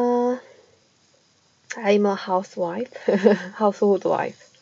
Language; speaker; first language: English; non-native, fluent; Korean